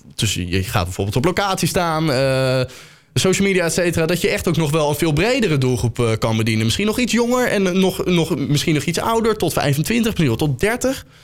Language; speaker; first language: Dutch; native; Dutch